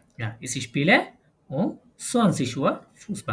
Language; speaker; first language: German; non-native, learner; Bangla